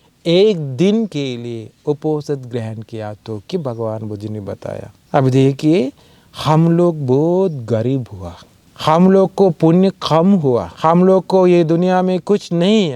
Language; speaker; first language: Hindi; non-native, fluent; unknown